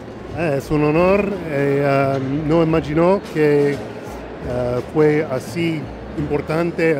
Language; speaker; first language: Spanish; non-native, learner; English